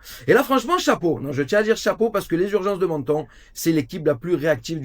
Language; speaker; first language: French; native; French